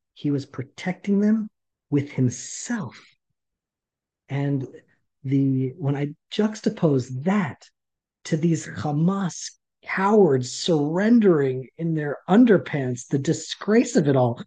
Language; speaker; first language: English; native; English